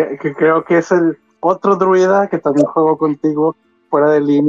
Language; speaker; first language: Spanish; native; Spanish